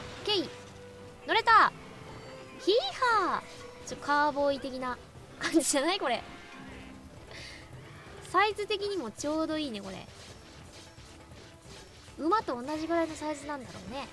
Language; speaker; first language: Japanese; native; Japanese